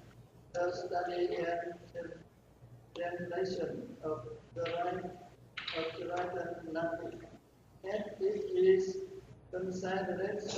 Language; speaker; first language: English; non-native, learner; Vietnamese